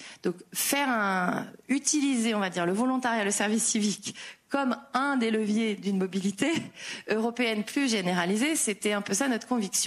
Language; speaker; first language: French; native; French